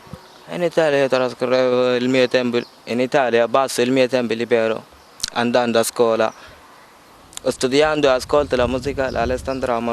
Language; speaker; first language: Italian; non-native, learner; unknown